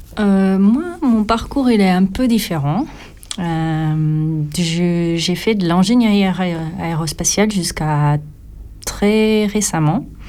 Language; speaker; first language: French; non-native, fluent; Portuguese